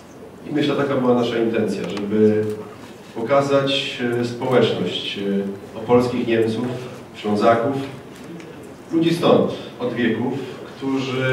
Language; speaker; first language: Polish; native; Polish